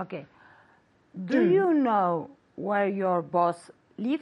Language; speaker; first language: English; non-native, fluent; Spanish